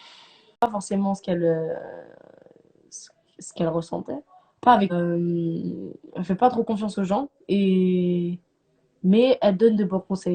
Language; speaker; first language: French; native; French